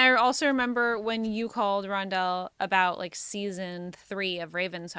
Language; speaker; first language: English; native; English